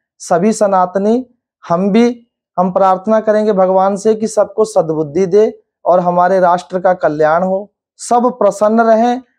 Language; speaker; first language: Hindi; native; Hindi